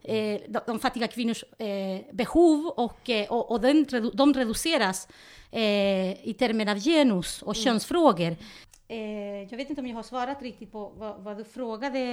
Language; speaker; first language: Swedish; non-native, fluent; Spanish